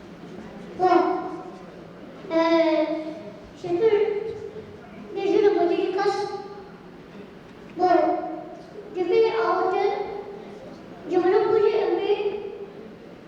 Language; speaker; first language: French; non-native, learner; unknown